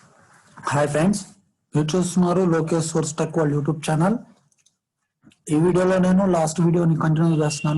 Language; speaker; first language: Telugu; native; Telugu